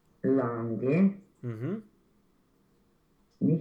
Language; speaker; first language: German; non-native, learner; Romanian